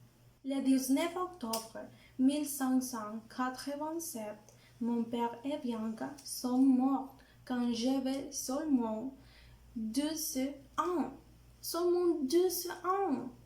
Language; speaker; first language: French; non-native, learner; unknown